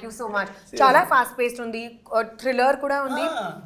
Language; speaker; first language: Telugu; non-native, local second language; Hindi